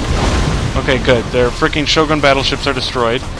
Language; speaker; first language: English; native; English